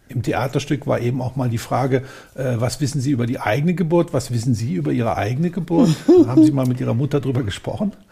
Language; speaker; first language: German; native; German